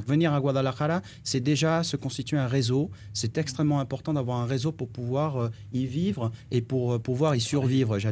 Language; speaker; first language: French; native; French